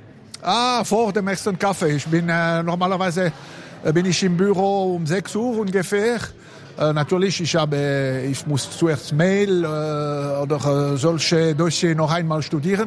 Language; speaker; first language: German; non-native, local second language; French